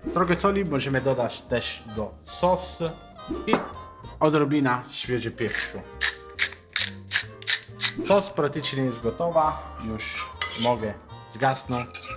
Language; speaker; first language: Polish; non-native, learner; Italian